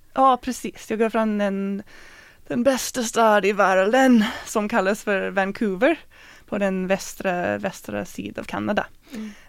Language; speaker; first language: Swedish; non-native, fluent; English